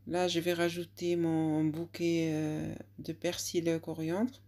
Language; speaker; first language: French; non-native, local second language; Arabic